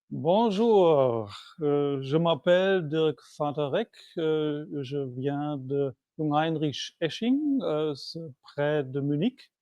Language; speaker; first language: French; non-native, fluent; German